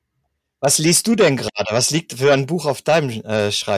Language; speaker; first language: German; native; German